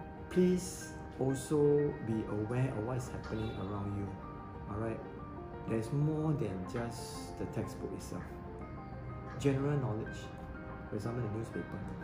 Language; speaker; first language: English; non-native, local second language; Chinese